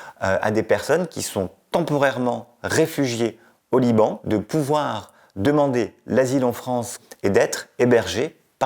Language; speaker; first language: French; native; French